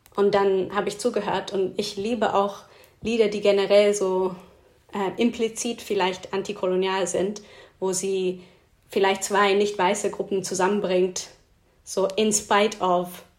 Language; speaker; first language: German; non-native, fluent; English